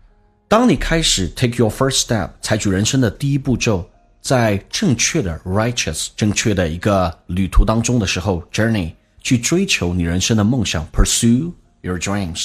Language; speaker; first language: Chinese; native; Chinese